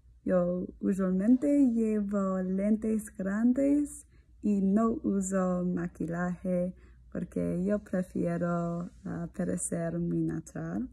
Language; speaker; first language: Spanish; non-native, learner; English